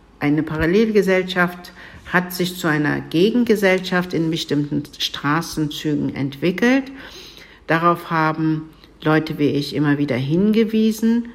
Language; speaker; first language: German; early bilingual, other home language; Turkish